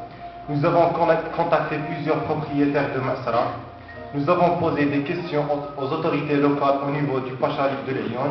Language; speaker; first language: French; non-native, local second language; Arabic